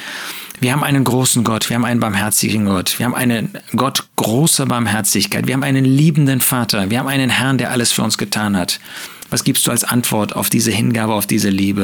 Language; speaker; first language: German; native; German